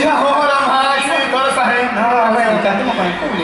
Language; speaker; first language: Spanish; native; Spanish